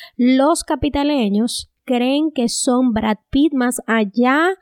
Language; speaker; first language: Spanish; native; Spanish